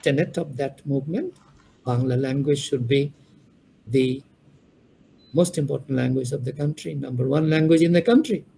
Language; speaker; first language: English; non-native, local second language; Bangla